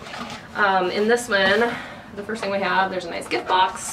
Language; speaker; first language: English; native; English